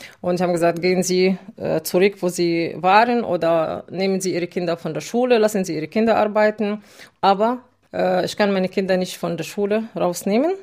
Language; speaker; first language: German; non-native, fluent; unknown